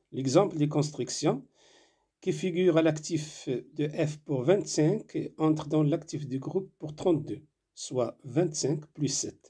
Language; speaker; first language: French; non-native, local second language; Arabic